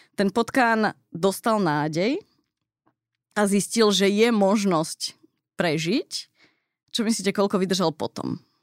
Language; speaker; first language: Slovak; early bilingual, heritage; Slovak